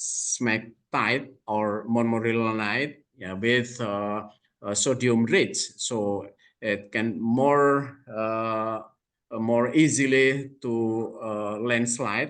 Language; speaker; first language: English; non-native, fluent; Indonesian